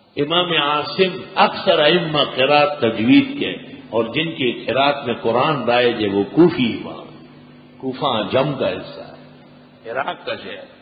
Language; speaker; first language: Urdu; non-native, local second language; Pashto